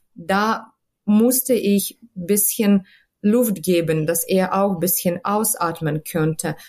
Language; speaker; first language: German; non-native, fluent; Ukrainian